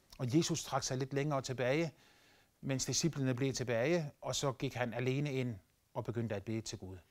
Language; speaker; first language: Danish; native; Danish